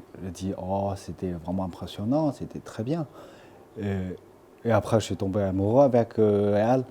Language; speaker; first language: French; non-native, fluent; Chinese